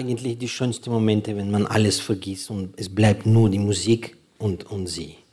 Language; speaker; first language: German; non-native, fluent; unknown